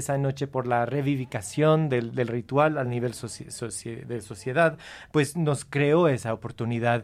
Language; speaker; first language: Spanish; early bilingual, heritage; Spanish